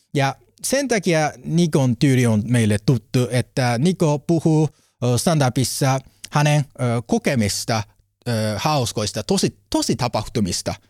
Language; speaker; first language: Finnish; non-native, learner; Japanese